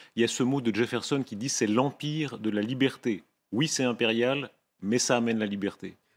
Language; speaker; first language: French; native; French